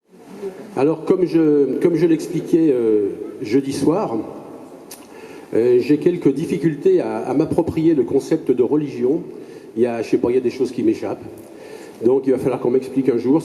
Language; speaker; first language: French; native; French